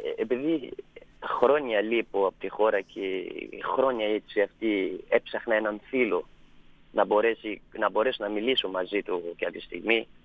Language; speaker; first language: Greek; non-native, fluent; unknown